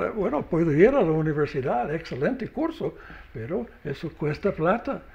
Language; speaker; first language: Spanish; non-native, learner; English